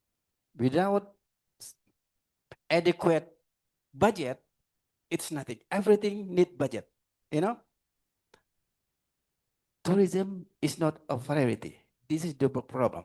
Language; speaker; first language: English; non-native, learner; Indonesian